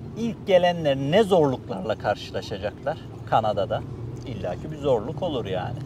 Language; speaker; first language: Turkish; native; Turkish